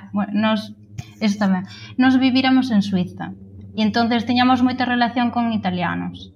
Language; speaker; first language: Galician; native; Galician